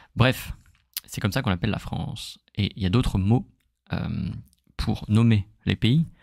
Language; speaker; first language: French; native; French